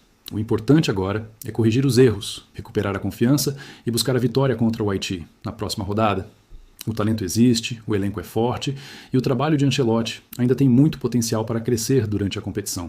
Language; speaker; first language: Portuguese; native; Portuguese